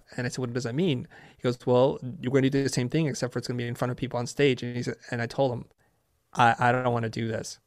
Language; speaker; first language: English; early bilingual, other home language; Vietnamese